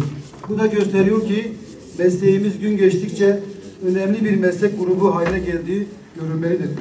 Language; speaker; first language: Turkish; native; Turkish